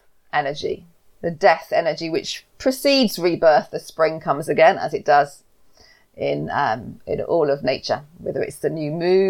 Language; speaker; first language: English; native; English